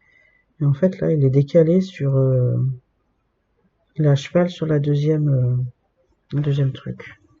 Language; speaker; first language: French; native; French